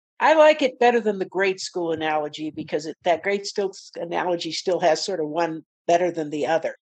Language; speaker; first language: English; native; English